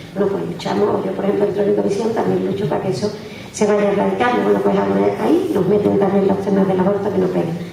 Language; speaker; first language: Spanish; native; Spanish